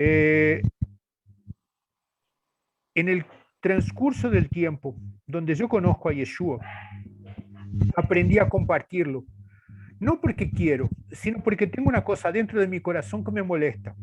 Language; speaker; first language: Spanish; non-native, fluent; Portuguese